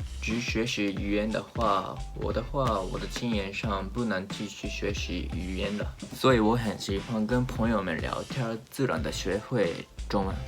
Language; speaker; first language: Chinese; non-native, learner; Japanese